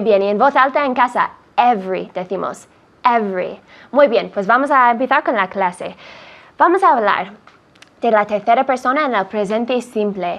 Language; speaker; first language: Spanish; non-native, fluent; English